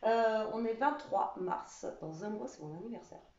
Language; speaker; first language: French; native; French